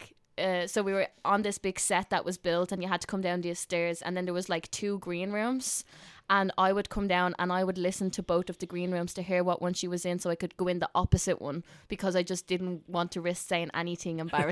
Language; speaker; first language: English; native; English